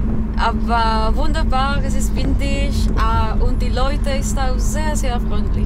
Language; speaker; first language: German; non-native, learner; Spanish